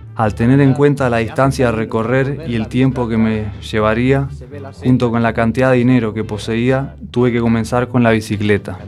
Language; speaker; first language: Spanish; native; Spanish